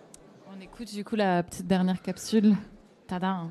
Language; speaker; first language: French; native; French